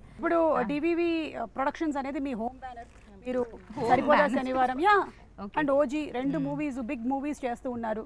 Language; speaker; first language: Telugu; native; Telugu